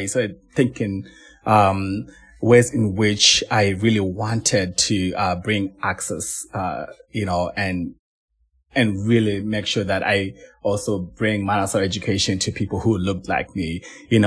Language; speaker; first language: English; non-native, local second language; Shona